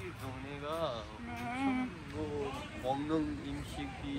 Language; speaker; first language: Korean; non-native, learner; Urdu